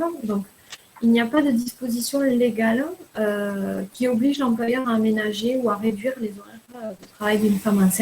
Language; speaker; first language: French; native; French